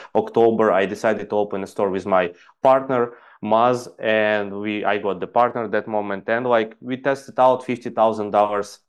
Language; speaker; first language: English; non-native, fluent; Ukrainian